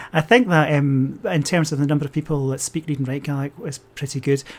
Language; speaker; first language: English; native; English